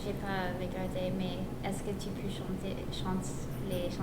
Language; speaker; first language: French; non-native, learner; English